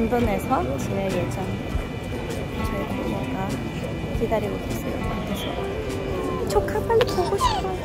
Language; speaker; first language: Korean; non-native, fluent; Thai